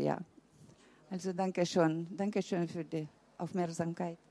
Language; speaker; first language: German; early bilingual, heritage; German